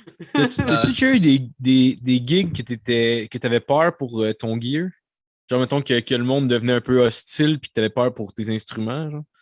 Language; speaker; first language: French; native; French